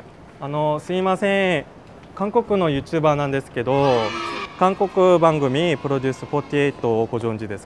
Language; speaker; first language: Japanese; non-native, fluent; Korean